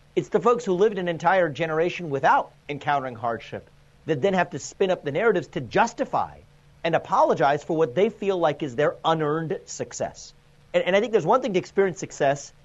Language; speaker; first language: English; native; English